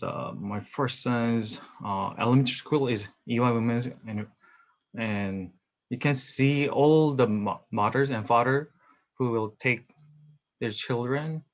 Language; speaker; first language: English; non-native, learner; Korean